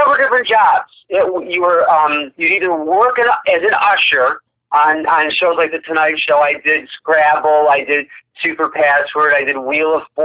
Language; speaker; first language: English; native; English